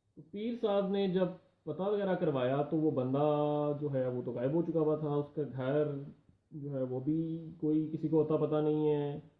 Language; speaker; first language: Urdu; non-native, local second language; Punjabi